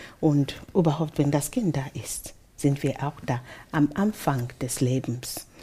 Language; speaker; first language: German; non-native, fluent; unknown